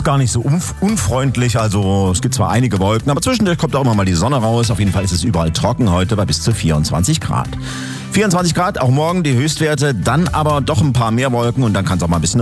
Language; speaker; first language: German; native; German